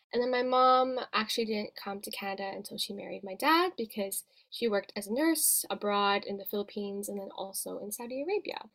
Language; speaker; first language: English; native; English